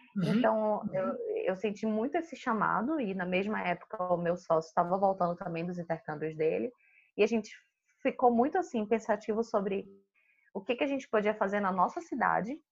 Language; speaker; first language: Portuguese; native; Portuguese